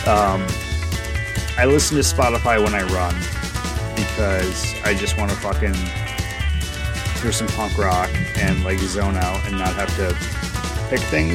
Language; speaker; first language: English; native; English